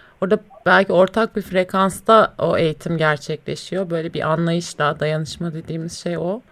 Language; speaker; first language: Turkish; native; Turkish